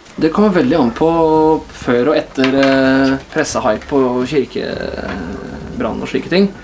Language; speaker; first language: Norwegian; native; Norwegian